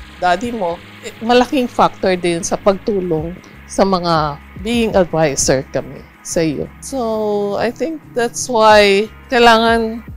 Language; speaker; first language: Filipino; non-native, local second language; Cebuano